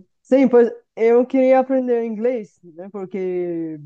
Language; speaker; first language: Portuguese; non-native, fluent; Bulgarian